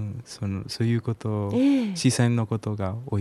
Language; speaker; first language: Japanese; non-native, learner; Spanish